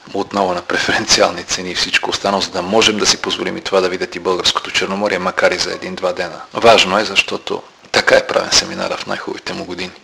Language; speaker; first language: Bulgarian; native; Bulgarian